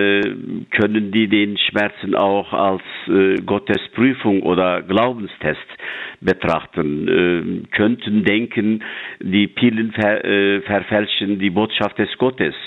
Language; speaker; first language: German; non-native, fluent; Turkish